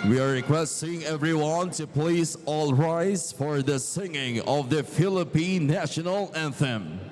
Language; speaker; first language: English; non-native, local second language; Filipino